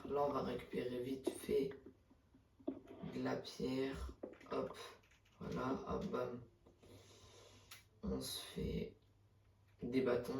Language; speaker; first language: French; native; French